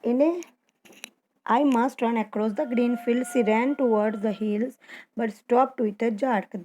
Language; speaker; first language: English; non-native, local second language; Gujarati